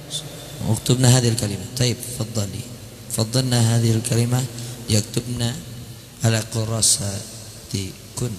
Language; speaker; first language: Arabic; non-native, fluent; Indonesian